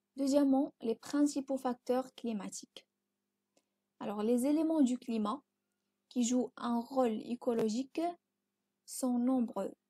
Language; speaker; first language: French; non-native, local second language; Arabic